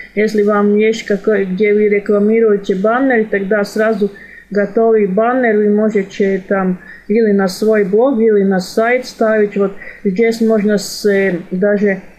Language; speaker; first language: Russian; non-native, fluent; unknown